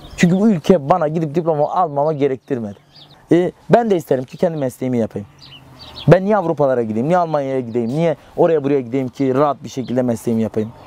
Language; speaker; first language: Turkish; non-native, local second language; Kurdish